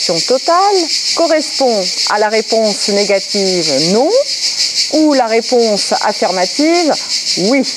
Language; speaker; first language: French; native; French